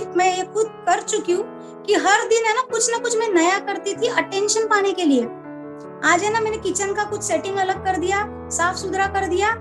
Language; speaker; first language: Hindi; non-native, local second language; Marathi